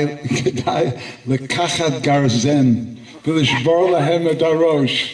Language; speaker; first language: Hebrew; non-native, fluent; English